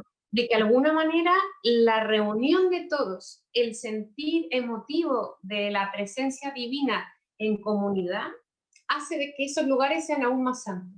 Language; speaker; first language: Spanish; native; Spanish